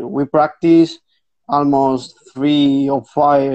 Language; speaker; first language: English; non-native, fluent; Spanish